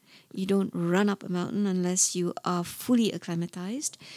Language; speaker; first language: English; non-native, local second language; Malay